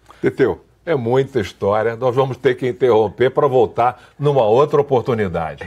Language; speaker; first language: Portuguese; native; Portuguese